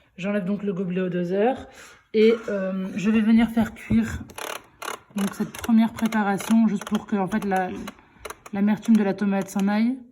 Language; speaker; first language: French; early bilingual, other home language; Arabic